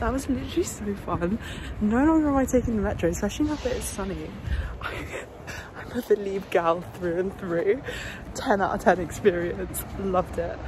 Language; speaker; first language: English; early bilingual, other home language; French